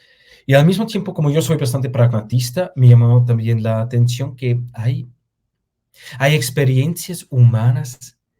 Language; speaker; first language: Spanish; non-native, fluent; German